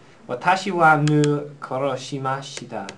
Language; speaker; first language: Japanese; non-native, learner; English